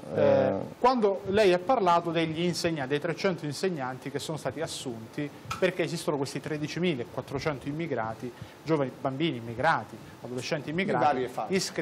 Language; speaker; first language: Italian; native; Italian